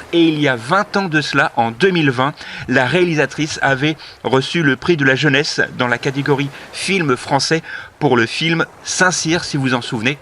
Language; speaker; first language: French; native; French